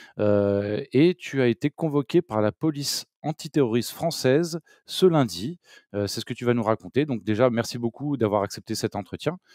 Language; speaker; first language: French; native; French